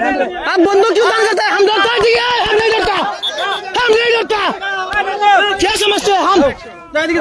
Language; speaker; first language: Hindi; non-native, learner; Bangla